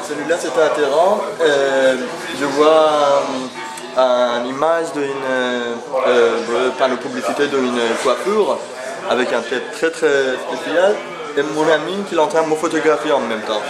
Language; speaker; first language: French; non-native, fluent; Persian